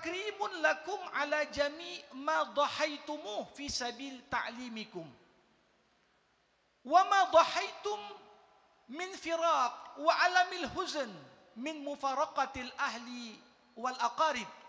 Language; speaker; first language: Arabic; non-native, fluent; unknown